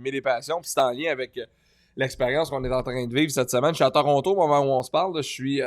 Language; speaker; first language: French; native; French